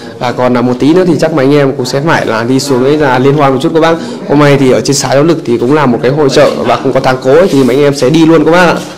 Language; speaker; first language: Vietnamese; native; Vietnamese